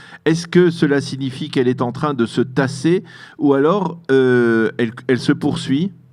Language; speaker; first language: French; native; French